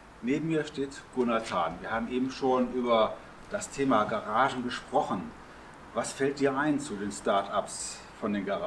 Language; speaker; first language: German; native; German